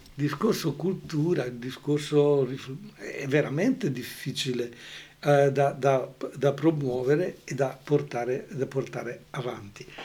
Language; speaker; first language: Italian; native; Italian